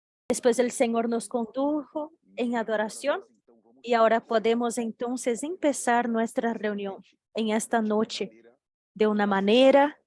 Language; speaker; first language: Spanish; non-native, fluent; Portuguese